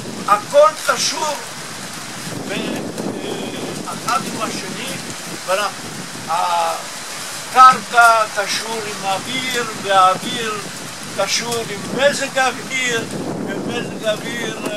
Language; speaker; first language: Hebrew; non-native, fluent; Italian